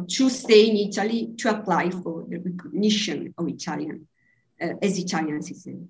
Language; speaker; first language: English; non-native, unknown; Italian